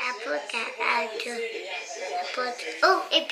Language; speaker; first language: French; native; French